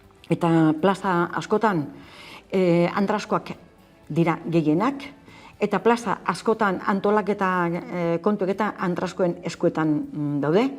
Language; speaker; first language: Basque; native; Basque